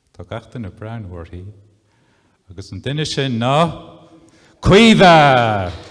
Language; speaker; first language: Irish; non-native, local second language; English